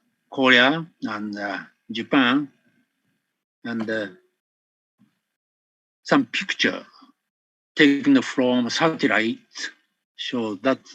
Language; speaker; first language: English; non-native, fluent; Japanese